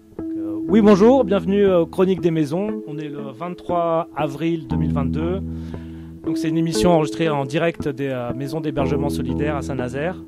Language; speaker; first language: French; native; French